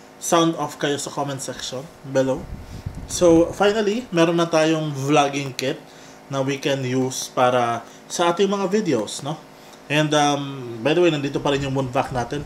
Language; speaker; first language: Filipino; non-native, local second language; Cebuano